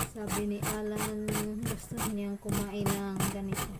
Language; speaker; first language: Filipino; non-native, local second language; Cebuano